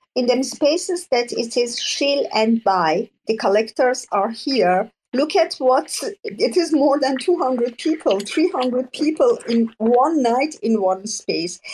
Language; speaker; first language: English; non-native, learner; Persian